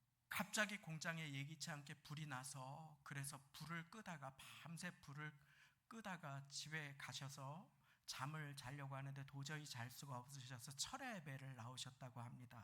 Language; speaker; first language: Korean; native; Korean